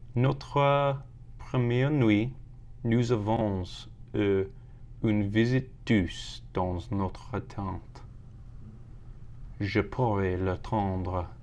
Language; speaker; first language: French; non-native, learner; English